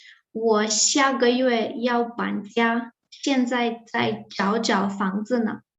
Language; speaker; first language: Chinese; non-native, learner; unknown